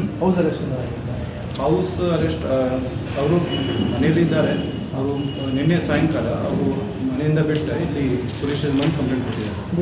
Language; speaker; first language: Kannada; non-native, fluent; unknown